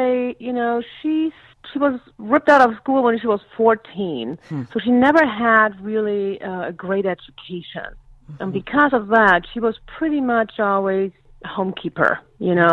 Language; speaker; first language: English; non-native, fluent; German